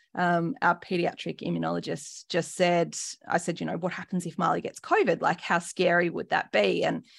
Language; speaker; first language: English; native; English